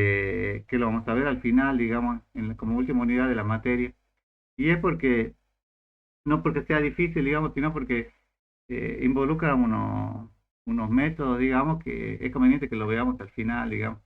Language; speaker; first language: Spanish; native; Spanish